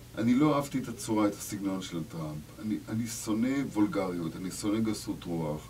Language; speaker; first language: Hebrew; native; Hebrew